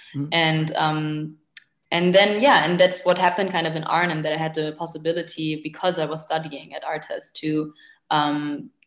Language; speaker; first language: English; non-native, fluent; German